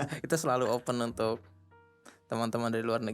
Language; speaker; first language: Indonesian; native; Indonesian